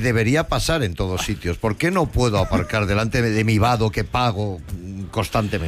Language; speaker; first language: Spanish; native; Spanish